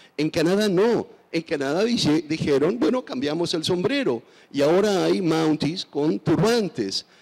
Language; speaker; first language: Spanish; non-native, local second language; English